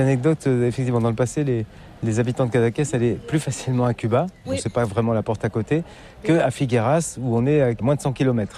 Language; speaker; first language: French; native; French